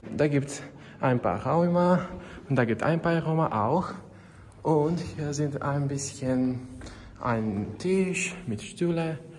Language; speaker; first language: German; non-native, learner; Serbian